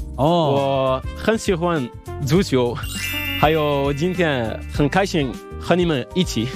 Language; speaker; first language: Chinese; non-native, learner; Arabic